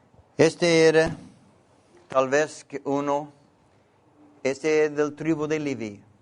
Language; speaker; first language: Spanish; non-native, learner; English